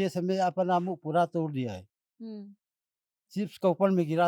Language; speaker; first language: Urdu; non-native, local second language; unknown